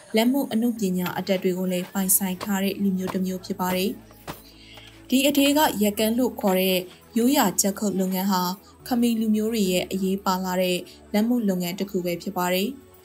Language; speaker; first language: Burmese; native; Burmese